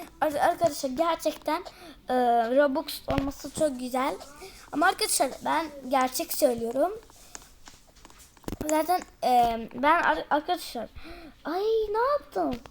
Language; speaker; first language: Turkish; early bilingual, heritage; Turkish